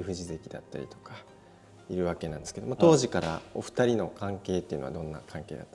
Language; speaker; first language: Japanese; native; Japanese